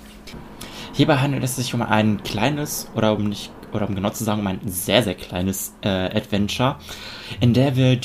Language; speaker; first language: German; native; German